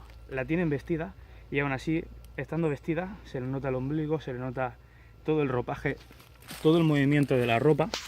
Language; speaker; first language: Spanish; native; Spanish